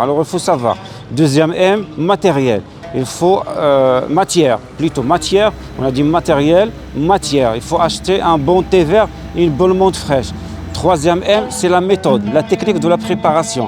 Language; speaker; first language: French; non-native, local second language; Arabic